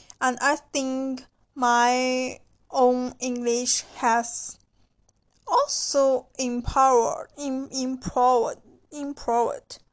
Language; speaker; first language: English; non-native, learner; Chinese